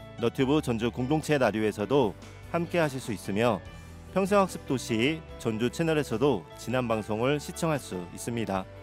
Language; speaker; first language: Korean; native; Korean